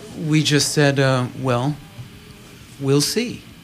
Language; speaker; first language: English; native; English